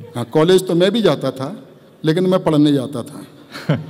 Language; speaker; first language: Hindi; native; Hindi